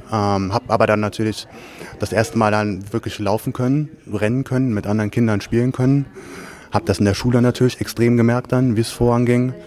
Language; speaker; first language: German; native; German